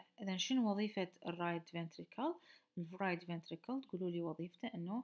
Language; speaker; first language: Arabic; native; Arabic